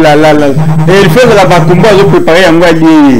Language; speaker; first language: French; non-native, local second language; Lingala